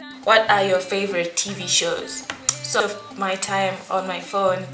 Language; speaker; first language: English; non-native, local second language; Shona